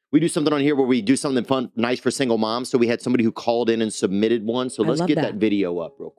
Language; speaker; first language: English; native; English